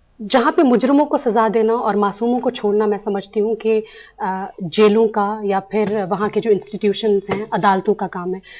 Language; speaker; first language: Urdu; native; Urdu